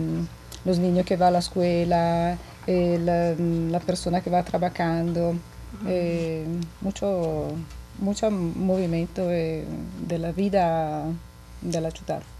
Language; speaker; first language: Spanish; non-native, learner; Italian